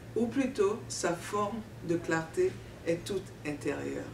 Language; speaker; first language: French; non-native, local second language; Duala